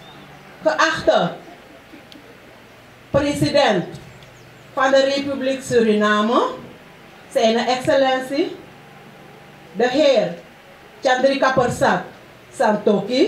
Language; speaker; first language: Dutch; non-native, local second language; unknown